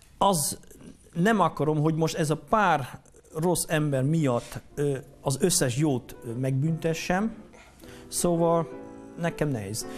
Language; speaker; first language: Hungarian; non-native, fluent; Dutch